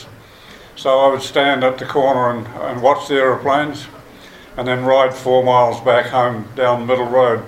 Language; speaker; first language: English; native; English